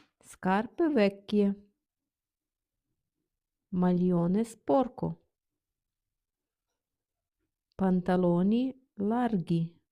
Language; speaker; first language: Italian; non-native, fluent; Ukrainian